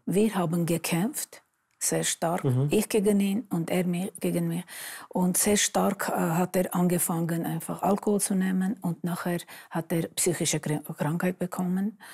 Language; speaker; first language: German; non-native, fluent; Armenian